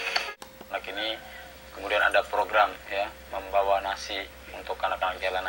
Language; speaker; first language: Indonesian; native; Indonesian